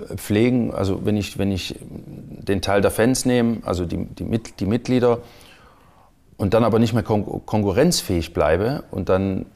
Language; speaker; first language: German; native; German